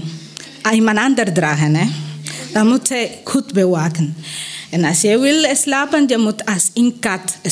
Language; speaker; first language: Dutch; non-native, learner; Spanish